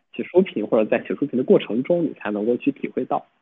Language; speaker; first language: Chinese; native; Chinese